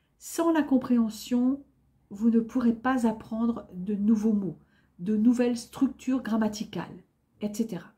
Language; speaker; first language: French; native; French